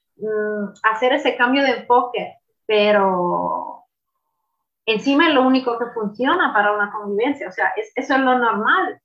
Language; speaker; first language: Spanish; non-native, fluent; Italian